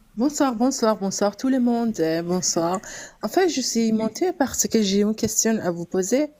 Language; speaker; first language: French; non-native, fluent; Persian